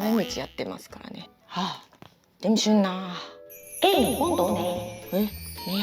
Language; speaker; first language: Cantonese; non-native, fluent; Japanese